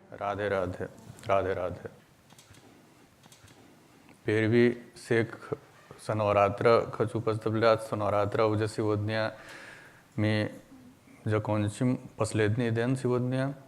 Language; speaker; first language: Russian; non-native, learner; Hindi